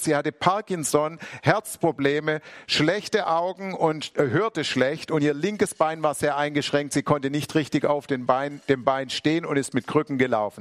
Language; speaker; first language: German; native; German